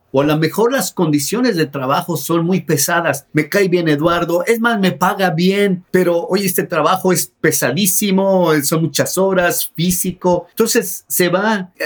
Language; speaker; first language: Spanish; native; Spanish